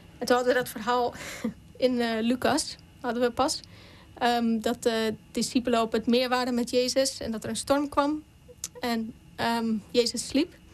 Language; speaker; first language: Dutch; native; Dutch